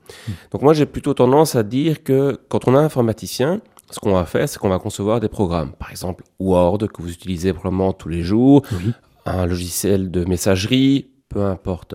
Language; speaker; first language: French; native; French